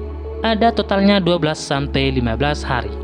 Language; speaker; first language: Indonesian; native; Indonesian